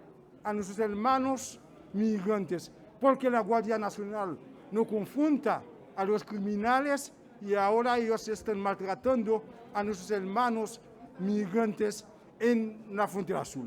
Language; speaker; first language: Spanish; non-native, fluent; Haitian Creole